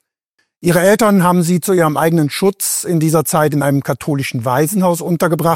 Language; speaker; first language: German; native; German